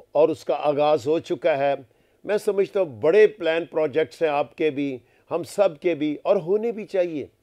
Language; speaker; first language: Urdu; non-native, local second language; Punjabi